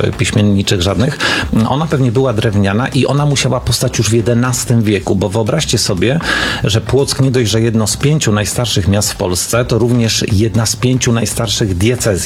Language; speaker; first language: Polish; native; Polish